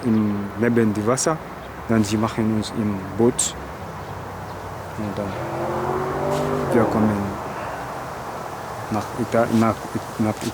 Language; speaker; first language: German; non-native, learner; French